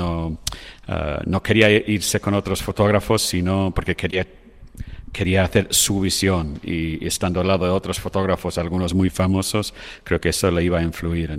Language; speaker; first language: Spanish; non-native, fluent; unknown